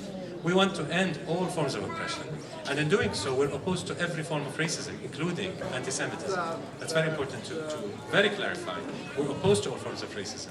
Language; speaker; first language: English; non-native, fluent; Arabic